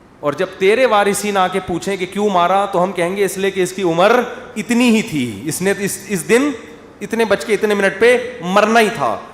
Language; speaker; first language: Urdu; native; Urdu